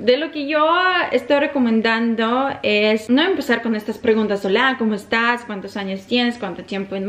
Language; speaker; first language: Spanish; non-native, fluent; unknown